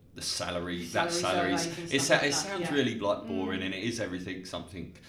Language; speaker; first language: English; native; English